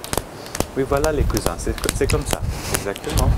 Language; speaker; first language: French; non-native, learner; English